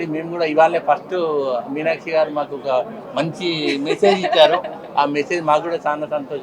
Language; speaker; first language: Telugu; native; Telugu